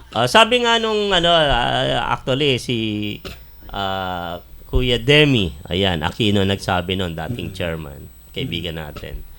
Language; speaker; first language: Filipino; native; Filipino